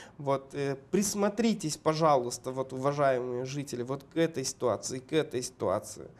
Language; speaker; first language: Russian; non-native, local second language; Romanian